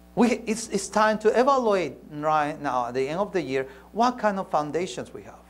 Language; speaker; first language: English; non-native, fluent; Spanish